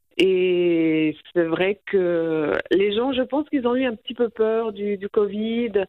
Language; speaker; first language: French; native; French